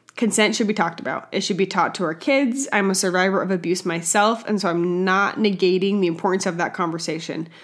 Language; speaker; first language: English; native; English